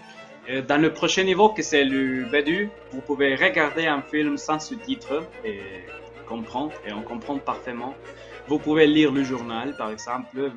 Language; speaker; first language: French; non-native, learner; Spanish